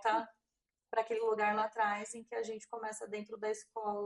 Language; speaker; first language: Portuguese; native; Portuguese